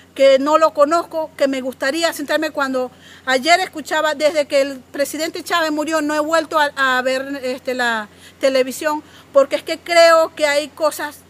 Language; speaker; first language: Spanish; non-native, local second language; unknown